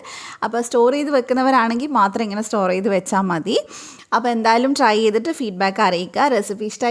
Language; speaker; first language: Malayalam; native; Malayalam